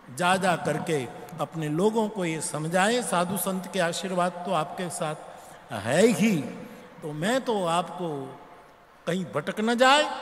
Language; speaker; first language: Hindi; non-native, local second language; Gujarati